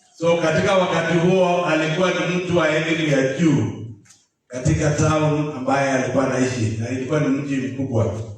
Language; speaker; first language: Swahili; non-native, local second language; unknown